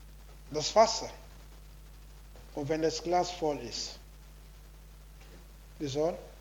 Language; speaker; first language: German; non-native, learner; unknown